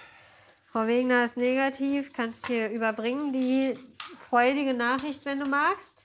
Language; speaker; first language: German; native; German